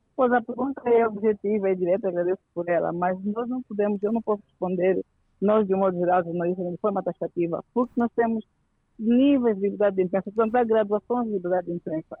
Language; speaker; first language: Portuguese; native; Portuguese